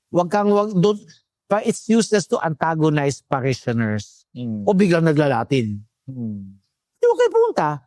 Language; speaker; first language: Filipino; native; Filipino